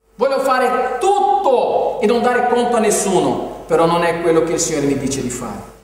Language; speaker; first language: Italian; non-native, fluent; Portuguese